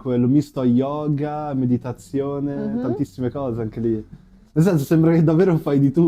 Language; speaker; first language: Italian; native; Italian